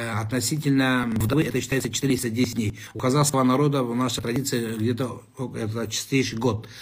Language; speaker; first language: Russian; non-native, local second language; Kazakh